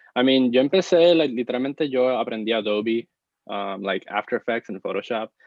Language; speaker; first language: English; non-native, fluent; Spanish